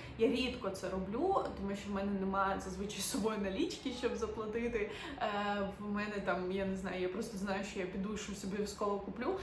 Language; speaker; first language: Ukrainian; native; Ukrainian